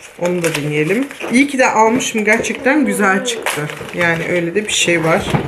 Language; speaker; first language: Turkish; early bilingual, heritage; Turkish